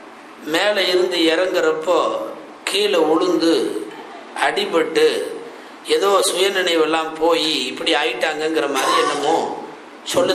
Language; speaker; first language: Tamil; native; Tamil